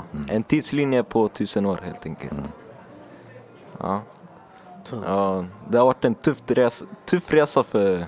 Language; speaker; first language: Swedish; early bilingual, other home language; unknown